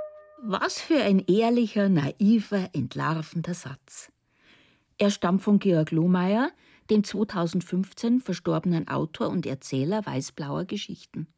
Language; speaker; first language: German; native; German